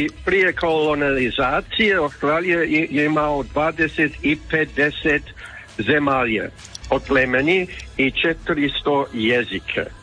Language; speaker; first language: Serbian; early bilingual, heritage; English